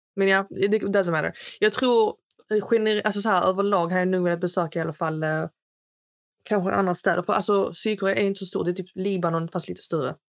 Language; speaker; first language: Swedish; non-native, fluent; Arabic